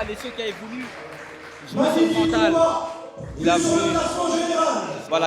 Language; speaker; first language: French; native; French